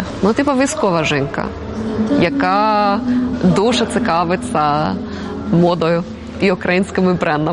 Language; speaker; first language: Ukrainian; non-native, fluent; Swedish